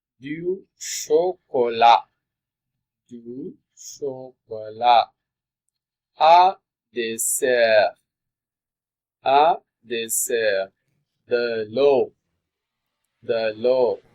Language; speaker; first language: French; non-native, fluent; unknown